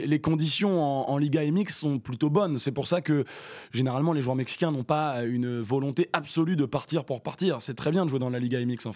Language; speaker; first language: French; native; French